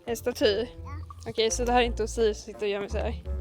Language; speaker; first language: Swedish; native; Swedish